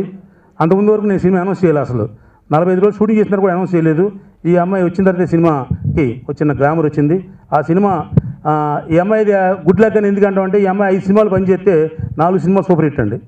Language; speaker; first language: Telugu; native; Telugu